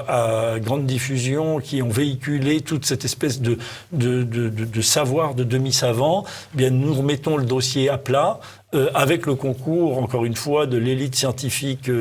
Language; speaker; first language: French; native; French